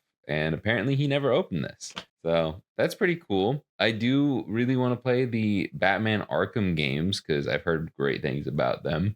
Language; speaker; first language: English; native; English